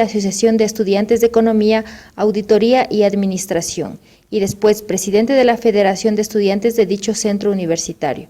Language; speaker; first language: Spanish; native; Spanish